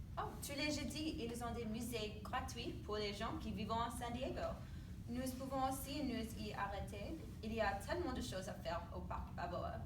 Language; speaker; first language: French; non-native, learner; English